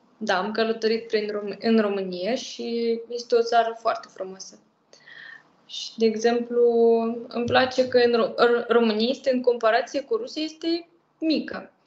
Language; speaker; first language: Romanian; non-native, fluent; Russian